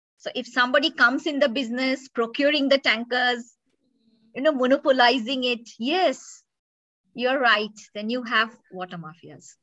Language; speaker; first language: English; non-native, local second language; Bangla